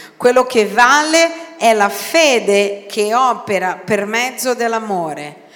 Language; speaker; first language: Italian; non-native, fluent; Portuguese